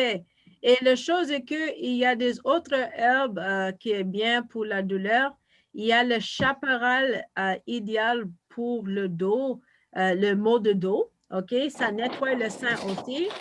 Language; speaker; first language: French; non-native, fluent; English